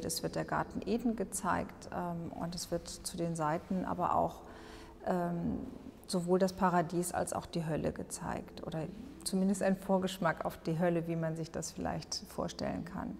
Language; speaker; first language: German; native; German